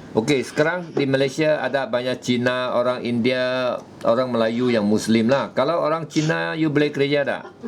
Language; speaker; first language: Malay; non-native, local second language; Chinese